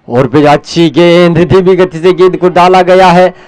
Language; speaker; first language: Hindi; non-native, local second language; Marathi